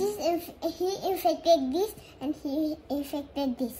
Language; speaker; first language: English; non-native, learner; Indonesian